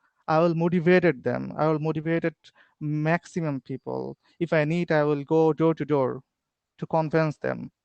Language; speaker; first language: English; non-native, learner; Bangla